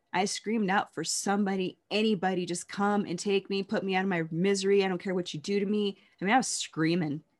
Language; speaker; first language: English; native; English